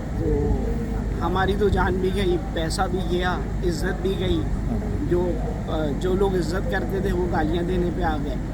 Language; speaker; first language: Urdu; native; Urdu